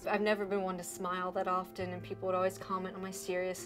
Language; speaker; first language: English; native; English